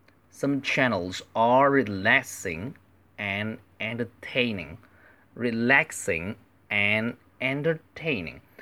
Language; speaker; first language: English; non-native, fluent; Chinese